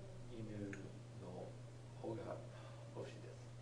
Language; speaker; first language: Japanese; non-native, learner; English